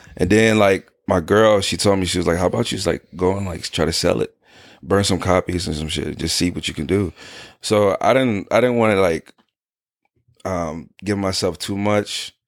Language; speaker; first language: English; native; English